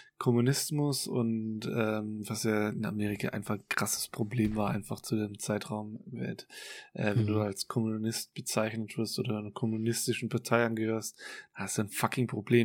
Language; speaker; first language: German; native; German